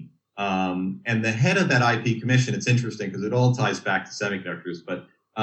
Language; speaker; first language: English; native; English